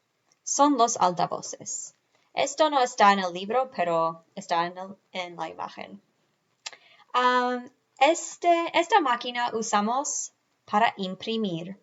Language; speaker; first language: Spanish; non-native, fluent; English